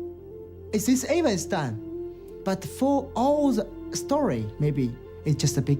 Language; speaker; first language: English; non-native, learner; Chinese